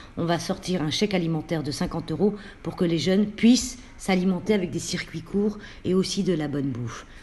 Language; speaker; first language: French; native; French